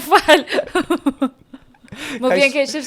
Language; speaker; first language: Albanian; non-native, learner; English